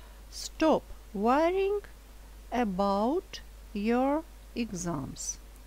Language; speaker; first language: English; non-native, fluent; Russian